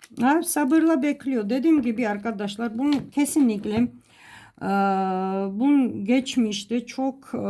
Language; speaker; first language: Turkish; non-native, fluent; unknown